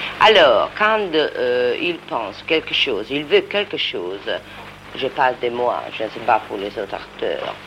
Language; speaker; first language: French; non-native, learner; Italian